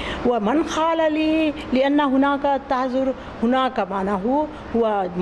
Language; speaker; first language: Arabic; non-native, learner; Urdu